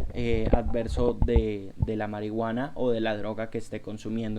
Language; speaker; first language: Spanish; native; Spanish